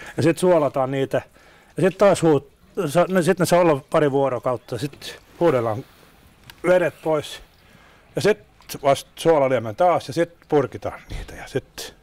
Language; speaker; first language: Finnish; non-native, local second language; Swedish